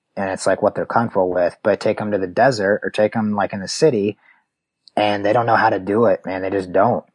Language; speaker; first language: English; native; English